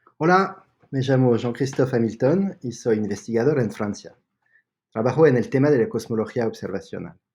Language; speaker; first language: Spanish; non-native, fluent; French